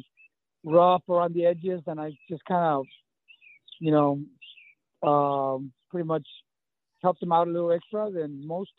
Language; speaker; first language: English; early bilingual, other home language; Spanish